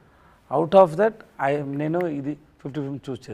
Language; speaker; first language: Telugu; non-native, local second language; Tamil